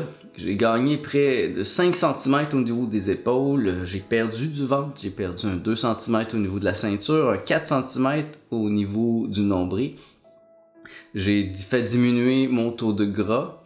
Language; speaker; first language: French; native; French